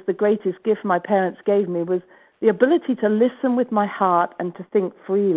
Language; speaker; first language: English; native; English